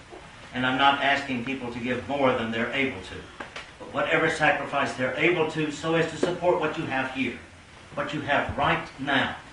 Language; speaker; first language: English; native; English